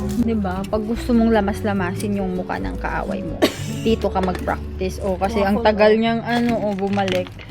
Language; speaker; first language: Filipino; native; Filipino